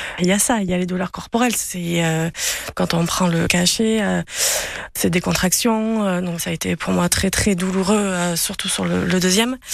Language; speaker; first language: French; native; French